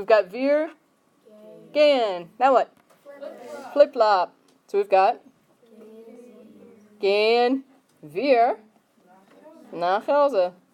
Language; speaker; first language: German; non-native, fluent; English